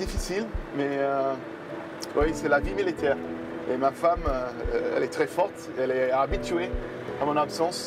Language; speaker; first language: French; non-native, fluent; English